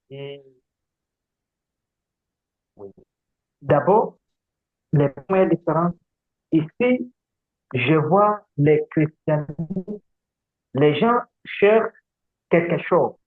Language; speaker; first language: French; non-native, learner; Portuguese